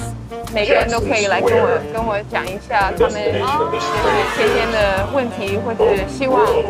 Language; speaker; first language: Chinese; early bilingual, heritage; Chinese